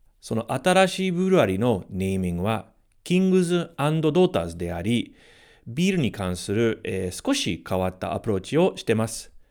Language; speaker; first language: Japanese; non-native, fluent; English